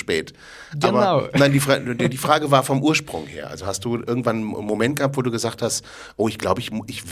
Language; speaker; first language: German; native; German